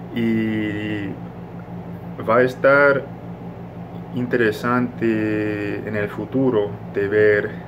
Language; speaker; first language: Spanish; non-native, learner; English